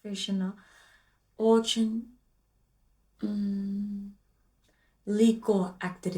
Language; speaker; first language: Russian; non-native, learner; English